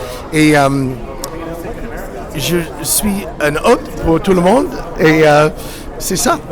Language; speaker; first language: French; non-native, fluent; English